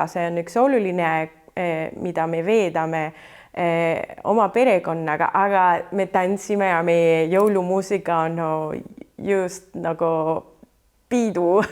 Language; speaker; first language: Estonian; non-native, fluent; Spanish